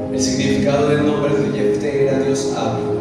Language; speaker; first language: Spanish; native; Spanish